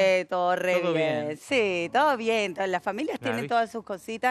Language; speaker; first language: Spanish; native; Spanish